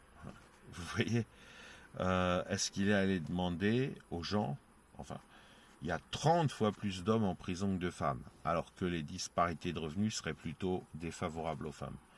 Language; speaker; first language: French; native; French